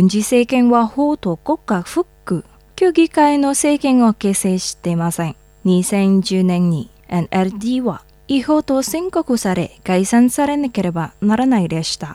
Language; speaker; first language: Japanese; non-native, fluent; Indonesian